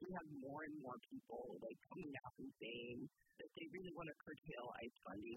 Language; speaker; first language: English; native; English